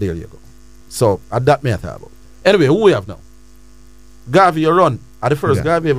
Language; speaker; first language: English; native; English